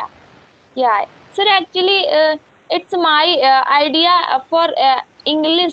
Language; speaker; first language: English; non-native, learner; Hindi